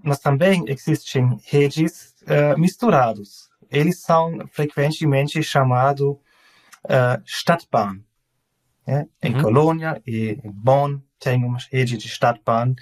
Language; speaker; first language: Portuguese; non-native, learner; German